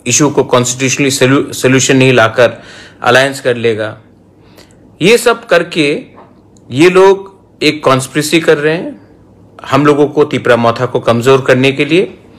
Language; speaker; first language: Hindi; non-native, local second language; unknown